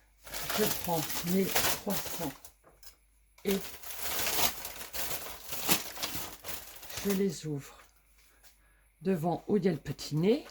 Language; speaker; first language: French; native; French